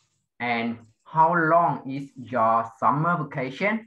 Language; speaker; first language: English; non-native, fluent; Vietnamese